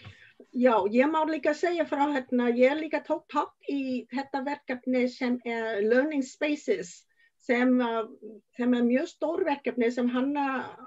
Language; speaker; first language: Icelandic; non-native, learner; Vietnamese